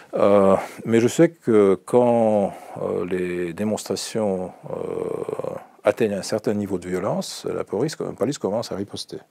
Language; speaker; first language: French; non-native, fluent; Russian